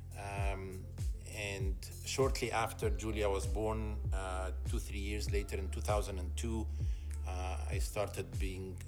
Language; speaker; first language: English; non-native, fluent; Arabic